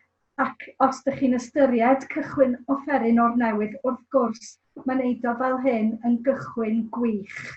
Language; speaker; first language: Welsh; native; Welsh